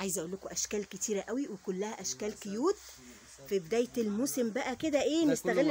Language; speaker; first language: Arabic; native; Arabic